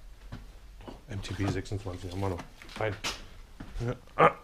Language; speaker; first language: German; native; German